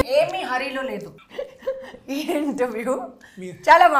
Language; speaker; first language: Telugu; non-native, local second language; Hindi